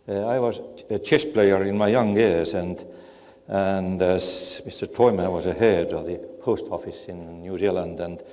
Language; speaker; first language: English; non-native, fluent; Estonian